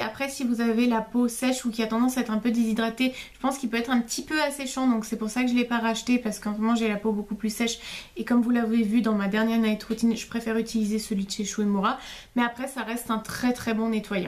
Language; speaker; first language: French; native; French